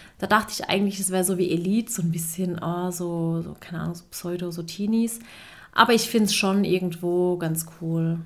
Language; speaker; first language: German; early bilingual, other home language; Turkish